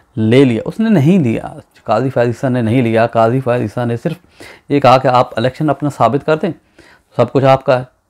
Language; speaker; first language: Urdu; native; Urdu